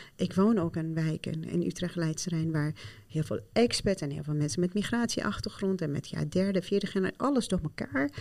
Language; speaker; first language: Dutch; non-native, fluent; Arabic